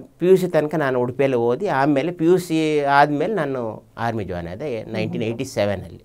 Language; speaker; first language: Kannada; native; Kannada